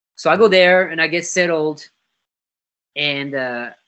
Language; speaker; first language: English; non-native, fluent; French